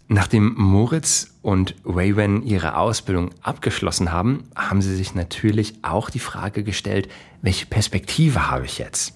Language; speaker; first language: German; native; German